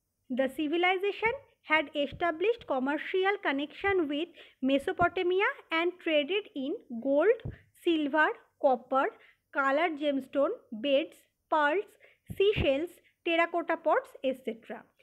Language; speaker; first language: English; non-native, local second language; Bangla